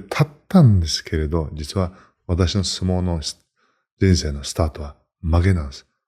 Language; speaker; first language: Japanese; non-native, fluent; Mongolian